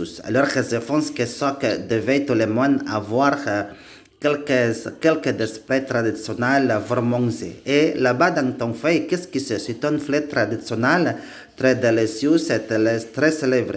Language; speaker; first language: French; non-native, learner; Indonesian